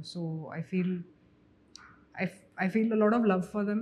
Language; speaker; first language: Telugu; non-native, fluent; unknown